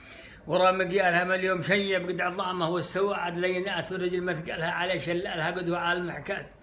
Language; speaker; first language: Arabic; native; Arabic